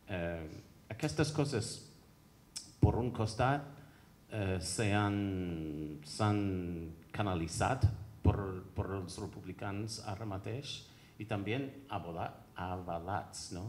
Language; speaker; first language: Catalan; non-native, fluent; English